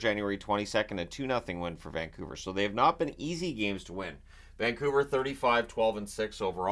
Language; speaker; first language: English; native; English